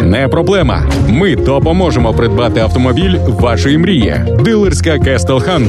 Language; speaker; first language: Ukrainian; native; Ukrainian